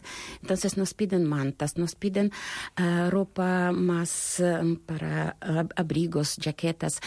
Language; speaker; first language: Spanish; non-native, fluent; Russian